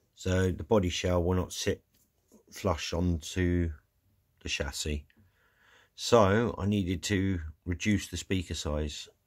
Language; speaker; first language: English; native; English